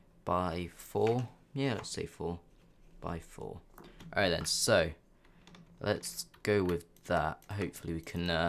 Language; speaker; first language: English; native; English